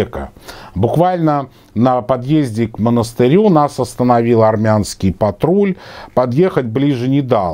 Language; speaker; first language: Russian; native; Russian